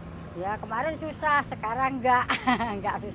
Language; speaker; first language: Indonesian; non-native, local second language; Javanese